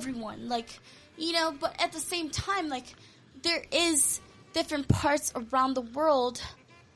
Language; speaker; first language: English; early bilingual, other home language; Korean